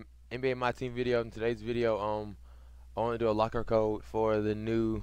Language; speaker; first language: English; native; English